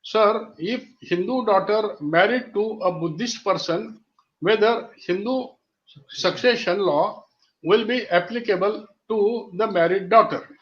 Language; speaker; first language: English; non-native, local second language; Marathi